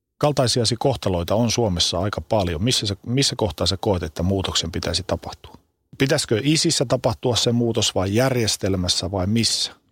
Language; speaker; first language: Finnish; native; Finnish